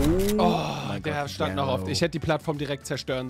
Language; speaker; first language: German; native; German